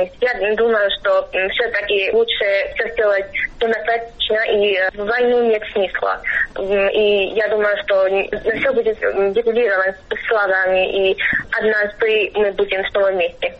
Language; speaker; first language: Russian; non-native, fluent; Georgian